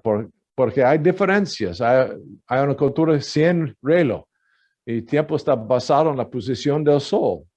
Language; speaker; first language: Spanish; non-native, fluent; English